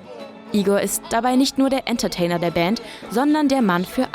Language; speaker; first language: German; native; German